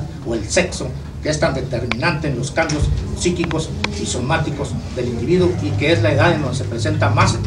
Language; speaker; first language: Spanish; native; Spanish